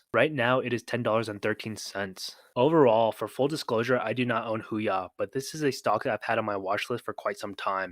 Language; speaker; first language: English; native; English